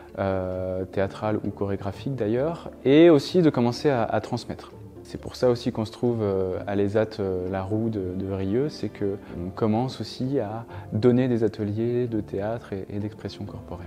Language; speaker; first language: French; native; French